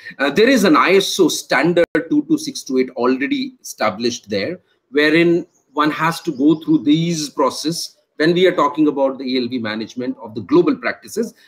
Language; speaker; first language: English; non-native, local second language; Hindi